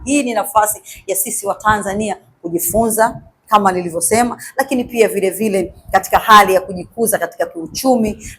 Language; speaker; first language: Swahili; native; Swahili